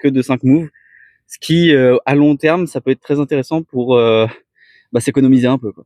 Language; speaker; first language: French; native; French